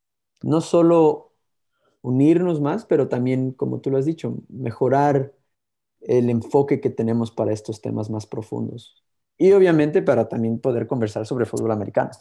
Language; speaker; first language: Spanish; early bilingual, heritage; Spanish